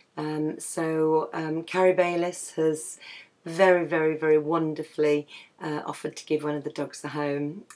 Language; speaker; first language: English; native; English